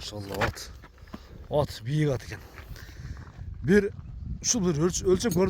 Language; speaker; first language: Kyrgyz; native; Kyrgyz